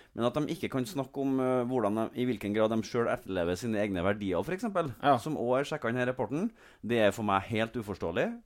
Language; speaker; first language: Norwegian; native; Norwegian